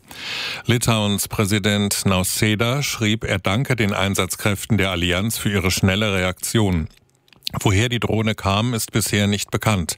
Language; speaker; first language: German; native; German